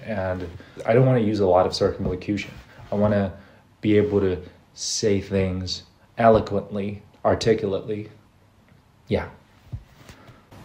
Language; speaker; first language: English; non-native, fluent; Chinese